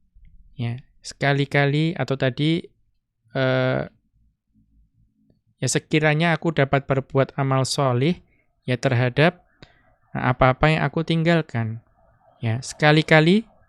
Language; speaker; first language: Indonesian; native; Indonesian